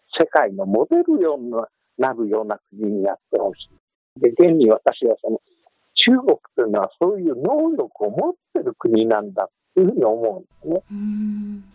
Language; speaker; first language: Japanese; native; Japanese